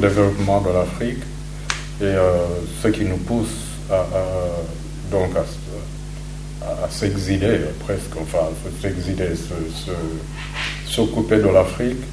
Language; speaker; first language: French; non-native, local second language; Kinyarwanda